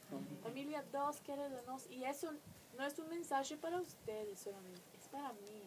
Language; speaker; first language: Spanish; non-native, fluent; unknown